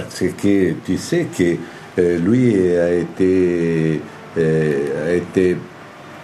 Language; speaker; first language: French; non-native, fluent; Italian